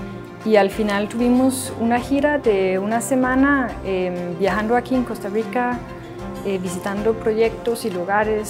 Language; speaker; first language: Spanish; non-native, fluent; Danish